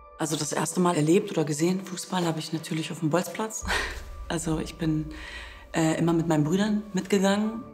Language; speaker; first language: German; early bilingual, other home language; Kurdish